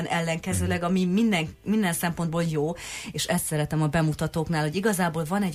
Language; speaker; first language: Hungarian; native; Hungarian